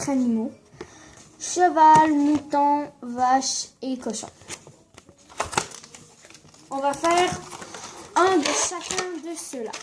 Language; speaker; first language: French; native; French